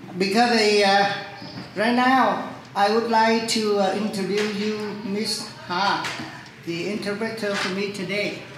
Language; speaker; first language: English; non-native, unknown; Vietnamese